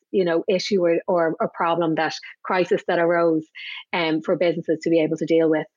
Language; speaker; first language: English; native; English